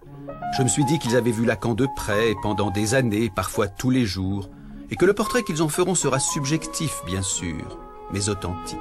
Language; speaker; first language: French; native; French